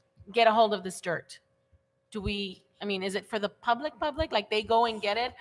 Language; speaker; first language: English; early bilingual, other home language; Spanish